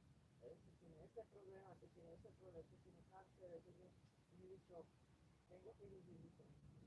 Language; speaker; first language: Spanish; non-native, fluent; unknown